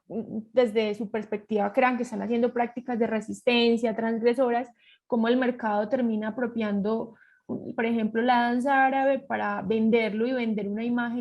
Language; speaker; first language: Spanish; native; Spanish